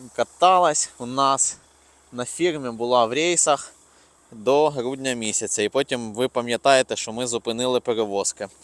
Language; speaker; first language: Ukrainian; non-native, local second language; Russian